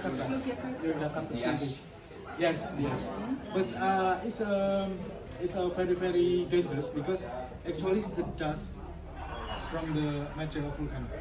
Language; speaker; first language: English; non-native, learner; Indonesian